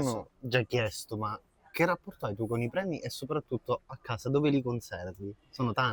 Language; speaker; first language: Italian; native; Italian